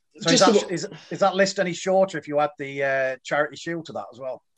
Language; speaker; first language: English; native; English